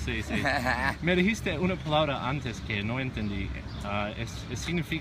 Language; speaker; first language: Spanish; non-native, fluent; English